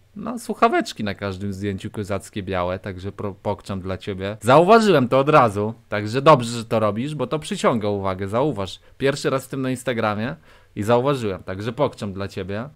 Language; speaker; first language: Polish; native; Polish